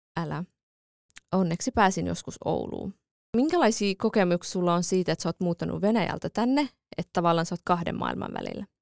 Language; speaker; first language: Finnish; early bilingual, other home language; Kurdish